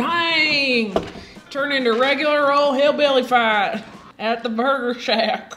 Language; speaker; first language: English; native; English